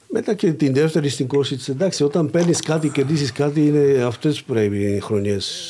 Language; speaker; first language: Greek; non-native, learner; Slovak